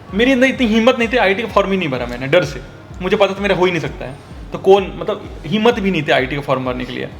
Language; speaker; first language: Hindi; native; Hindi